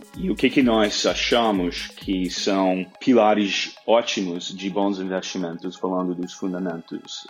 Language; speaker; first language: Portuguese; non-native, fluent; English